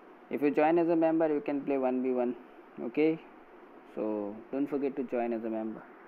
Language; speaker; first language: English; non-native, local second language; Bangla